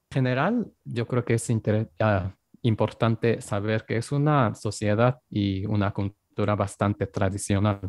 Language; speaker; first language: Spanish; non-native, fluent; Japanese